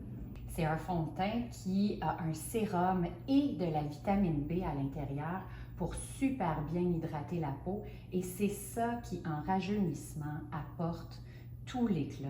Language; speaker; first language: French; native; French